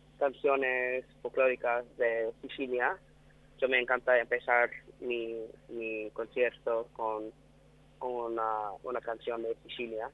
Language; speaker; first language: Spanish; non-native, learner; English